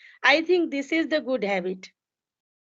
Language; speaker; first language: English; non-native, local second language; Hindi